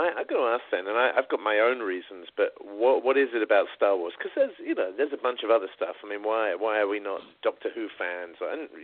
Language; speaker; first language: English; native; English